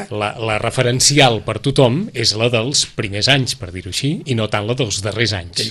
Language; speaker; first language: Catalan; native; Catalan